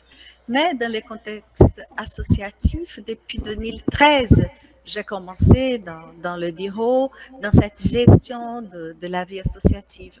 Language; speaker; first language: French; non-native, fluent; Portuguese